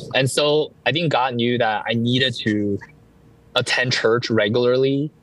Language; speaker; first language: English; early bilingual, other home language; Chinese